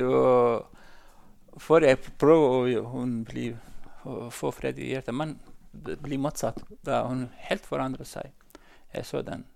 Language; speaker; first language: Norwegian; non-native, learner; Central Kurdish